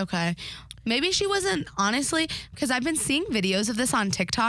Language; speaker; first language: English; native; English